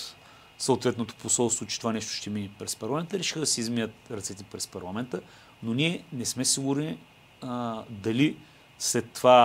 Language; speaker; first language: Bulgarian; native; Bulgarian